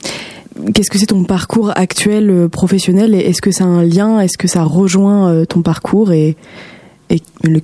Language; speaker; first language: French; native; French